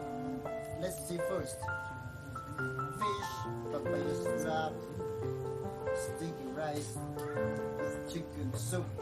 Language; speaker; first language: English; non-native, learner; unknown